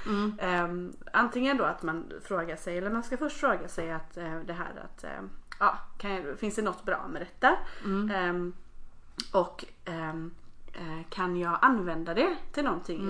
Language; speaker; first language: Swedish; native; Swedish